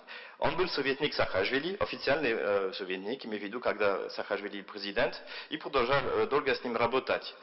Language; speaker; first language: Russian; non-native, fluent; French